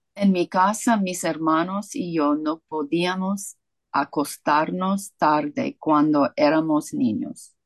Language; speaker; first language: Spanish; non-native, fluent; Russian